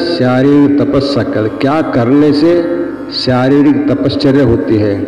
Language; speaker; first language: Hindi; non-native, local second language; Kannada